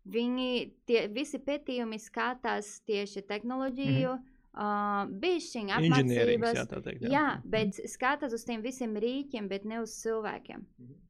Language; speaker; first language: Latvian; non-native, fluent; Portuguese